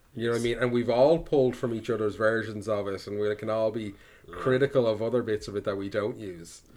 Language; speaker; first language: English; native; English